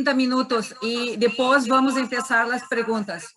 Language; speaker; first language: Spanish; non-native, learner; Portuguese